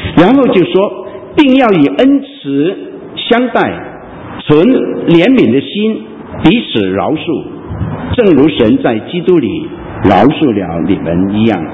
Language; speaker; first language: Chinese; non-native, local second language; Cantonese